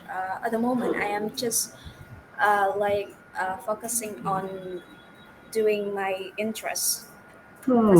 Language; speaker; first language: English; non-native, fluent; Vietnamese